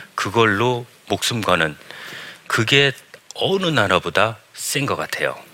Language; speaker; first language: Korean; early bilingual, heritage; Korean